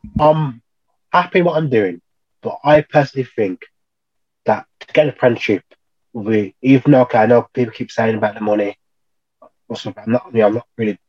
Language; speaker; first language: English; native; English